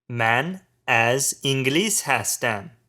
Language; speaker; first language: Persian; non-native, learner; English